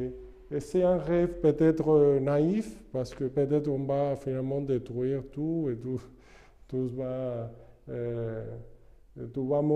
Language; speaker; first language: French; non-native, fluent; Spanish